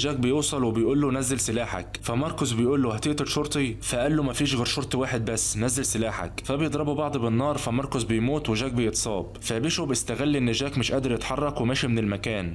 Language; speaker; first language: Arabic; native; Arabic